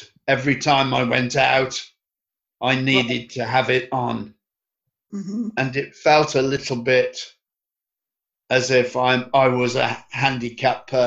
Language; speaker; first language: English; native; English